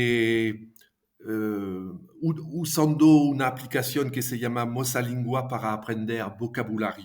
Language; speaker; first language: Spanish; non-native, fluent; French